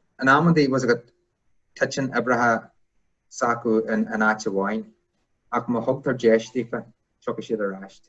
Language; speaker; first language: Irish; non-native, local second language; English